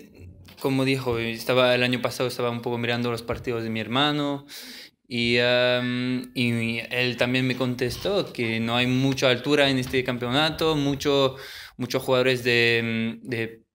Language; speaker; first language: Spanish; early bilingual, heritage; French